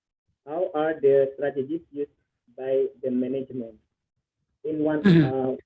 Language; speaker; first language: English; non-native, learner; Indonesian